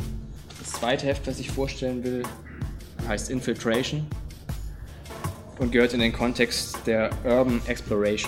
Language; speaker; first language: German; native; German